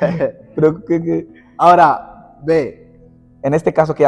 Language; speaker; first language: Spanish; non-native, fluent; Portuguese